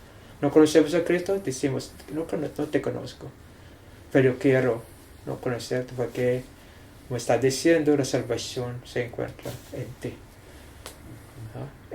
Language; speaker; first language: Spanish; non-native, fluent; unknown